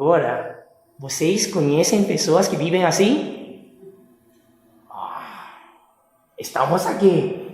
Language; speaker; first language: Portuguese; non-native, fluent; Spanish